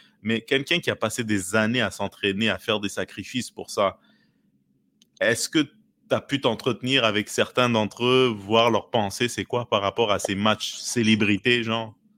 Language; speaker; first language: French; native; French